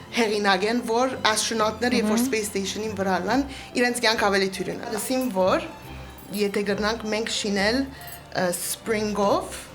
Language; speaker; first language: Armenian; early bilingual, heritage; Armenian